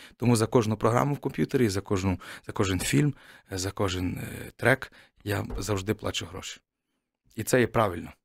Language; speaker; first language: Ukrainian; native; Ukrainian